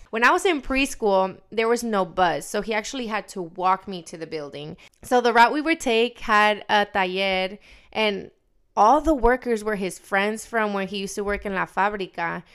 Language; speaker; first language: English; early bilingual, other home language; Spanish